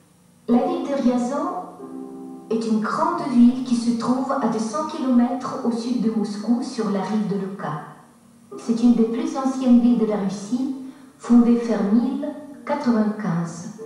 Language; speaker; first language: French; non-native, learner; Russian